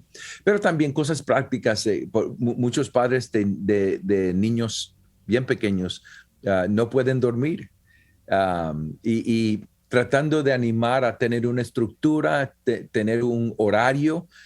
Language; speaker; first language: Spanish; early bilingual, heritage; Spanish